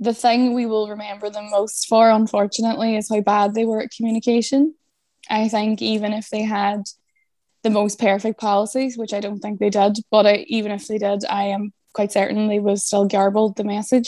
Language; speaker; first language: English; native; English